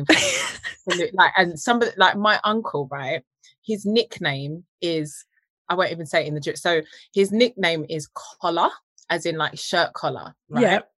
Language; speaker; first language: English; native; English